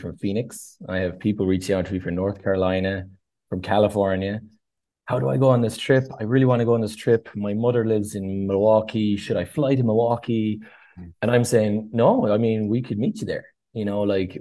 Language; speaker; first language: English; native; English